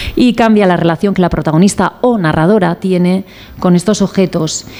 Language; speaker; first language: Spanish; native; Spanish